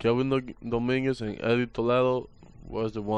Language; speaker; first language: English; non-native, fluent; Spanish